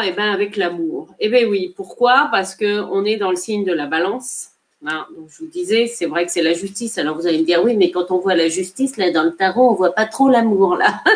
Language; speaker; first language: French; native; French